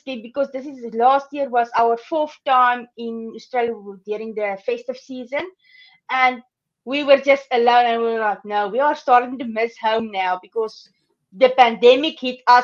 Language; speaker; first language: English; non-native, local second language; Afrikaans